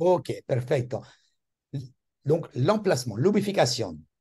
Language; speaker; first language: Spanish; non-native, learner; French